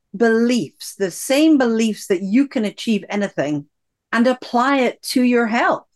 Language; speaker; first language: English; native; English